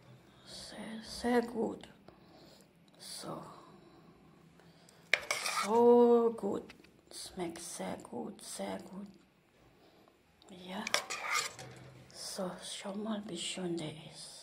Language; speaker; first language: German; non-native, learner; Filipino